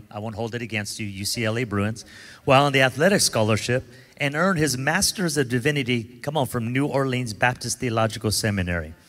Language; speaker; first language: English; native; English